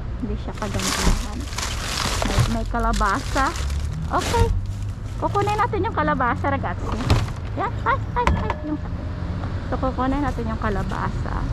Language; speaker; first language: Filipino; native; Filipino